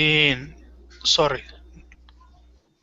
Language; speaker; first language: English; non-native, fluent; Spanish